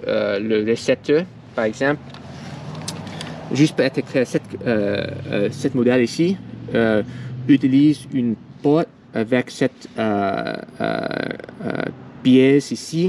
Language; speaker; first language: French; non-native, learner; English